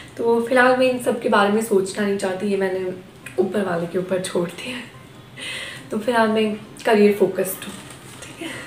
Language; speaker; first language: Hindi; non-native, local second language; Bangla